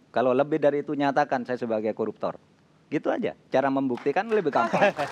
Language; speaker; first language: Indonesian; non-native, local second language; Madurese